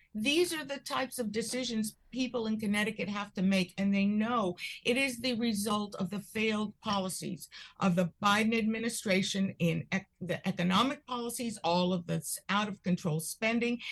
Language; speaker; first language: English; early bilingual, other home language; Spanish